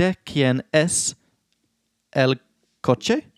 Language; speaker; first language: Spanish; non-native, learner; English